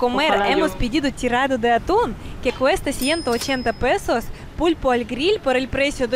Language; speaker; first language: Spanish; non-native, fluent; Russian